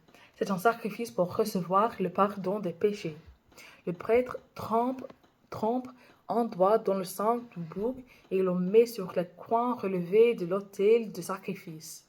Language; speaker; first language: French; non-native, fluent; English